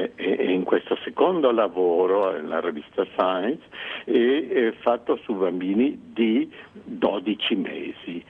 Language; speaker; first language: Italian; non-native, fluent; Spanish